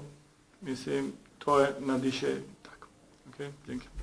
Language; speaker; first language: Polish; non-native, learner; Serbian